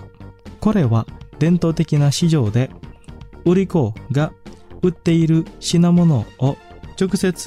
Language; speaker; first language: Japanese; non-native, fluent; Indonesian